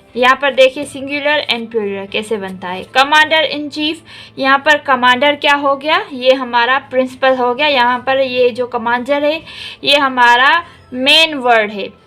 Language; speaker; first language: Urdu; non-native, local second language; Sindhi